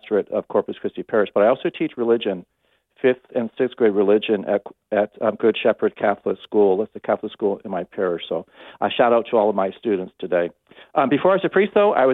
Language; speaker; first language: English; native; English